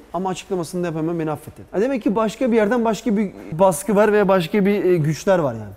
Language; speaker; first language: Turkish; early bilingual, heritage; Turkish